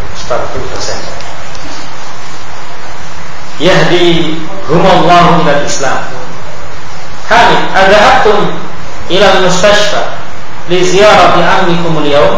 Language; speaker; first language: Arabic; non-native, fluent; Indonesian